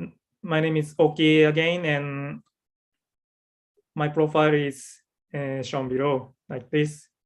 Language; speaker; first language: English; non-native, learner; Japanese